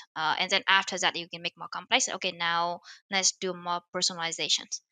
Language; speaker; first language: English; non-native, fluent; Vietnamese